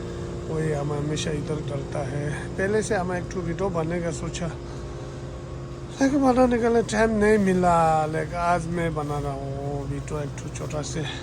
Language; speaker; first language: Hindi; non-native, local second language; Tibetan